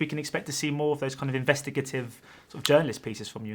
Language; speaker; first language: English; native; English